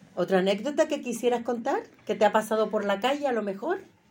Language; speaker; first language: Spanish; native; Spanish